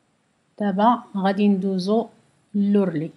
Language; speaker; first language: Arabic; native; Arabic